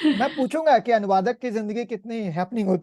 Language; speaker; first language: Hindi; native; Hindi